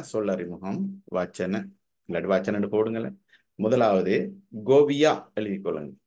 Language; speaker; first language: Tamil; native; Tamil